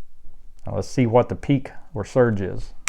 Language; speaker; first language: English; native; English